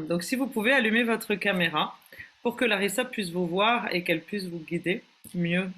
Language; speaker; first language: French; native; French